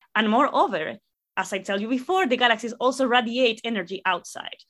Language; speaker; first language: English; non-native, fluent; Spanish